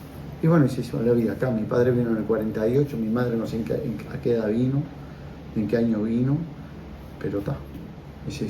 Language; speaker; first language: Spanish; native; Spanish